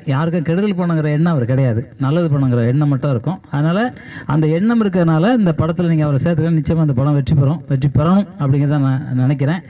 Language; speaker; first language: Tamil; native; Tamil